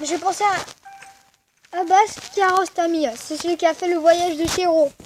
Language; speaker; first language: French; native; French